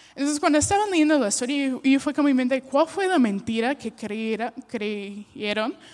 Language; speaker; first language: Spanish; non-native, fluent; English